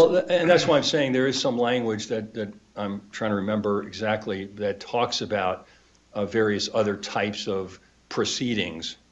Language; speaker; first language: English; native; English